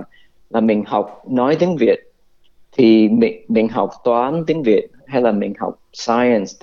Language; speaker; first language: Vietnamese; early bilingual, heritage; Vietnamese